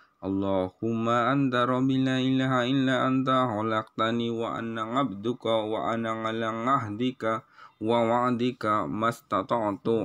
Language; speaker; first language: Arabic; non-native, learner; Indonesian